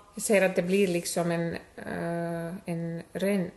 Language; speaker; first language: Swedish; non-native, fluent; Estonian